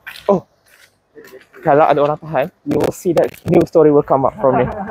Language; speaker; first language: English; non-native, local second language; Malay